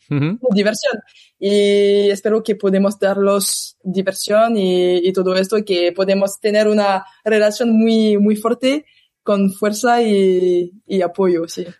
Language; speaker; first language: Spanish; non-native, learner; French